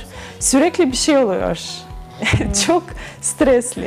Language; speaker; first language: Turkish; non-native, learner; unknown